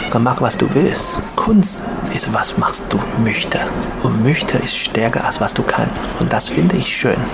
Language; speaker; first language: German; non-native, learner; Chinese